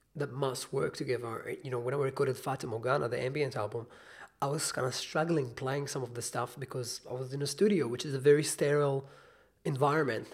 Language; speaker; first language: English; non-native, fluent; Hebrew